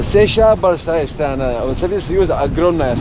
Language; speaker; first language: Russian; non-native, learner; English